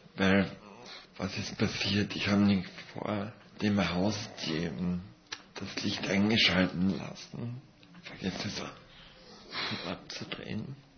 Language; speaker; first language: German; native; German